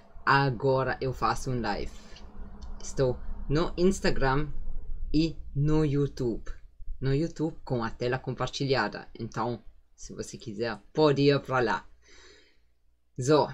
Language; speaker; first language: Portuguese; non-native, fluent; German